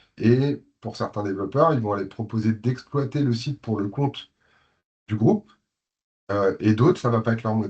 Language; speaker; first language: French; native; French